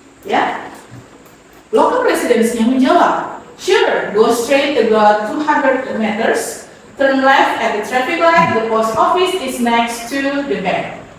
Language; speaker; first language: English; non-native, fluent; Indonesian